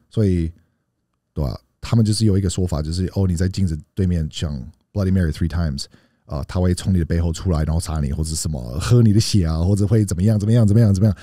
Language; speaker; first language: Chinese; early bilingual, heritage; Chinese